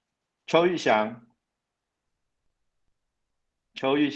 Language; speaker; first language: Chinese; native; Chinese